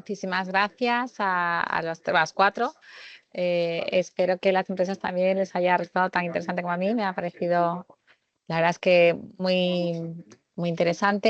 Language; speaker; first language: Spanish; native; Spanish